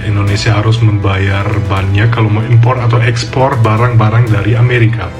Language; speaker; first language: Indonesian; non-native, fluent; German